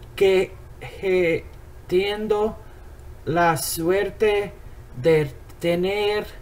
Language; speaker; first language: Spanish; non-native, learner; English